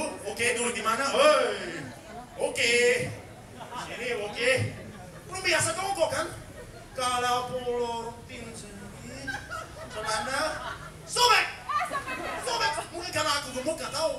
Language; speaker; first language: Indonesian; non-native, fluent; English